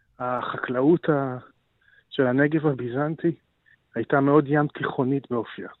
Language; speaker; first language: Hebrew; native; Hebrew